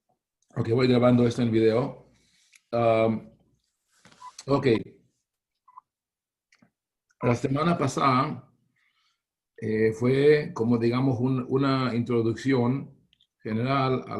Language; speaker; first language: Spanish; non-native, fluent; Hebrew